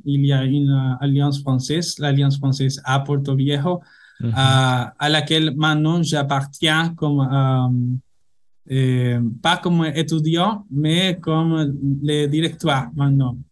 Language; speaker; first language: French; non-native, learner; Spanish